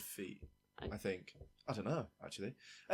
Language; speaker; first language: English; native; English